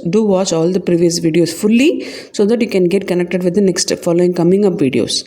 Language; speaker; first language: English; non-native, local second language; Tamil